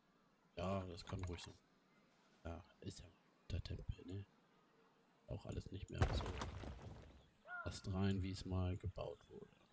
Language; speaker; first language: German; native; German